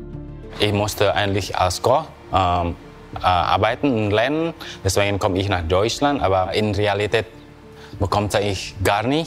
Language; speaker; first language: German; non-native, learner; Vietnamese